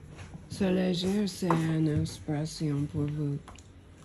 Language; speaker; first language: French; non-native, fluent; English